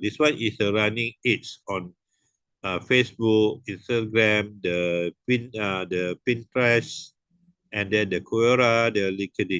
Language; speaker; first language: English; non-native, local second language; Malay